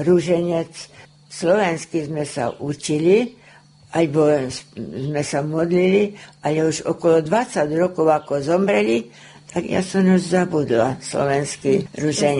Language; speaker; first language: Slovak; native; Slovak